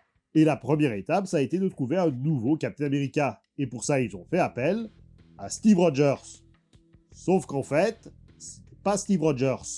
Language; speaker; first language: French; native; French